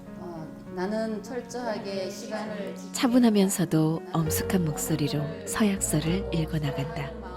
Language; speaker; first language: Korean; native; Korean